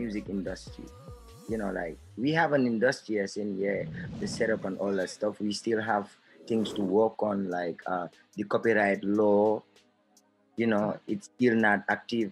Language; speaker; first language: English; non-native, local second language; Mandingo